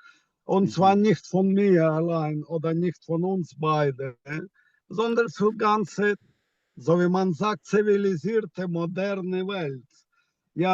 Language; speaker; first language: German; non-native, fluent; Ukrainian